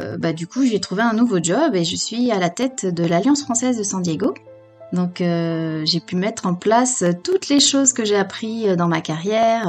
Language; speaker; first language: French; native; French